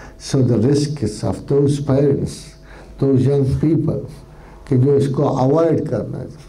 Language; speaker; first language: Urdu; non-native, local second language; Punjabi